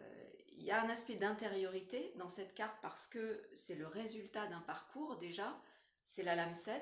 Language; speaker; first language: French; native; French